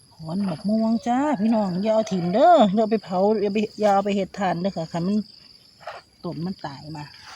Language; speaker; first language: Thai; native; Thai